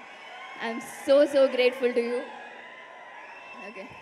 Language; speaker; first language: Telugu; non-native, learner; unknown